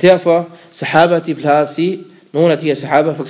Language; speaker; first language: Danish; non-native, fluent; Arabic